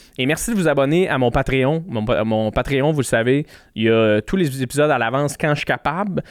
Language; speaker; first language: French; native; French